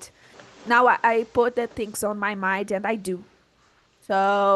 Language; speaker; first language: English; non-native, learner; Portuguese